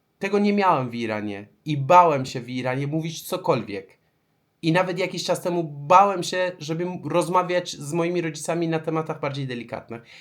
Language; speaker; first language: Polish; non-native, fluent; Persian